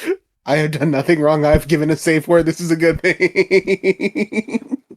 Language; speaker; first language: English; native; English